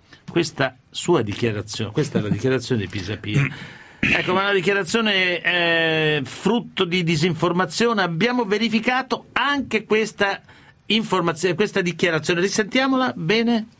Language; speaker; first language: Italian; native; Italian